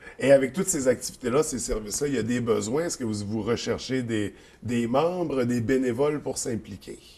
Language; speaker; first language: French; native; French